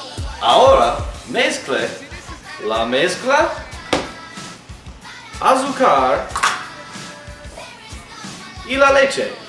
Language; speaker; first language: Spanish; non-native, learner; English